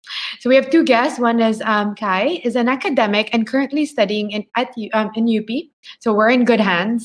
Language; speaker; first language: English; non-native, local second language; Filipino